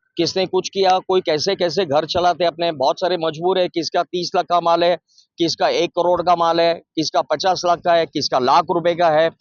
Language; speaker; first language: Hindi; non-native, local second language; Marathi